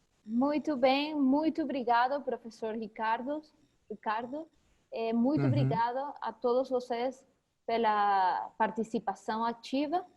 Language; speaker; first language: Portuguese; non-native, fluent; Spanish